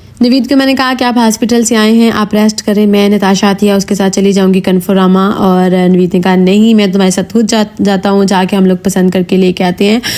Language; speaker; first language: Urdu; native; Urdu